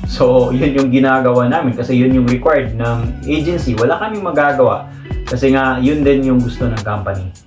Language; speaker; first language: Filipino; non-native, local second language; Cebuano